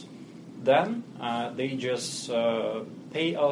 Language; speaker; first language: English; non-native, fluent; Russian